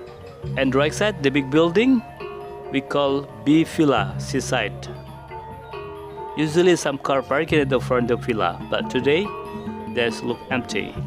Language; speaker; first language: English; non-native, local second language; Indonesian